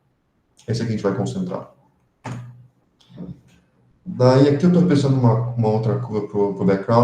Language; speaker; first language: Portuguese; native; Portuguese